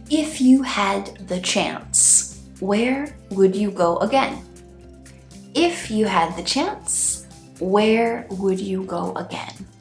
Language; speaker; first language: English; native; English